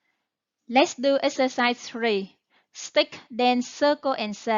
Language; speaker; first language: English; non-native, fluent; Vietnamese